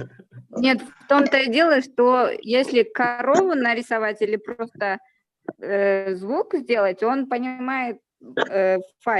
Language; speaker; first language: Russian; native; Russian